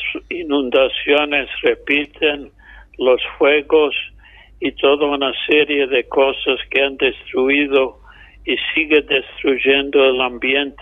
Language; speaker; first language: Spanish; non-native, fluent; English